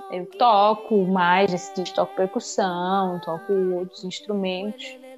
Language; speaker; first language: Portuguese; native; Portuguese